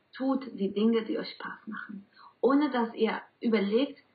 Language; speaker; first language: German; non-native, fluent; Spanish